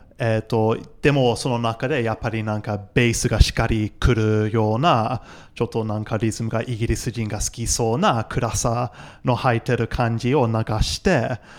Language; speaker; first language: Japanese; non-native, fluent; English